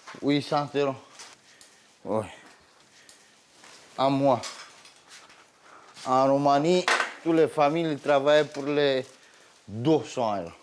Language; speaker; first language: French; non-native, learner; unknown